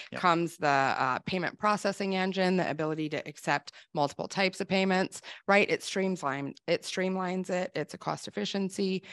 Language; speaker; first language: English; native; English